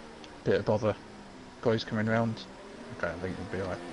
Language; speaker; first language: English; native; English